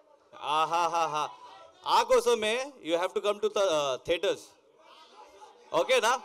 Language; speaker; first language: Telugu; non-native, local second language; Urdu